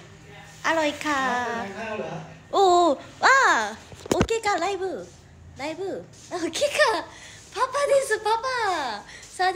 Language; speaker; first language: Japanese; native; Japanese